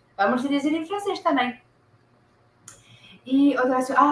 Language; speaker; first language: Portuguese; non-native, learner; French